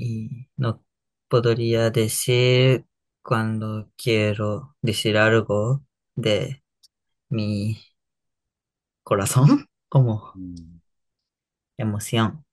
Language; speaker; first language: Spanish; non-native, learner; Japanese